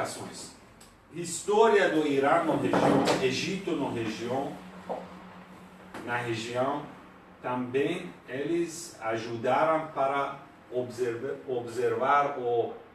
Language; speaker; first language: Portuguese; non-native, learner; Persian